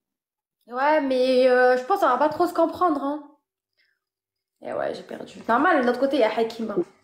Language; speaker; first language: French; early bilingual, other home language; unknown